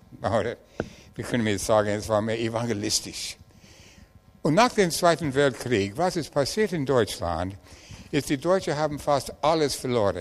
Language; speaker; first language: German; non-native, learner; English